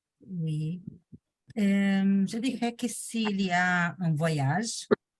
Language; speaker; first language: French; non-native, learner; Portuguese